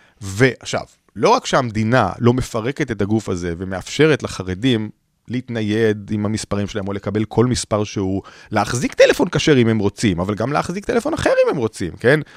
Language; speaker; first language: Hebrew; native; Hebrew